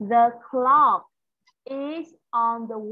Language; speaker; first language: English; non-native, fluent; Vietnamese